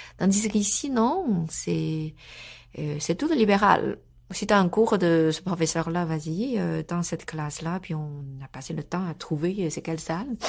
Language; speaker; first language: French; non-native, fluent; Chinese